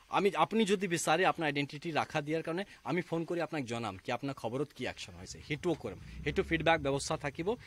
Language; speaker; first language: Assamese; non-native, fluent; Hindi